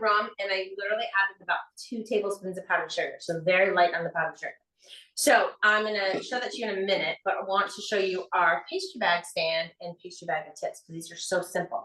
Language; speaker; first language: English; native; English